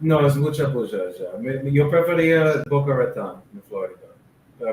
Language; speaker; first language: Spanish; non-native, learner; English